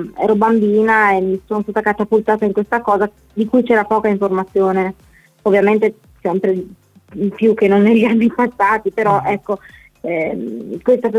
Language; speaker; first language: Italian; native; Italian